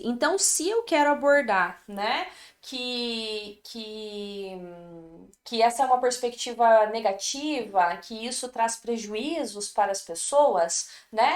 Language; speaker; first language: Portuguese; native; Portuguese